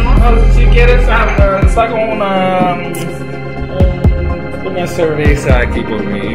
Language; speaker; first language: Spanish; non-native, learner; English